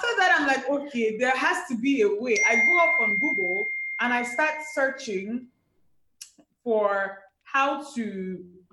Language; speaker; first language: English; non-native, local second language; Igbo